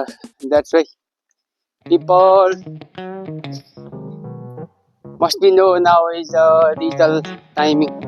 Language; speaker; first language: English; non-native, learner; Nepali